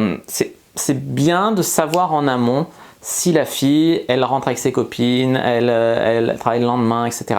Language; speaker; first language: French; native; French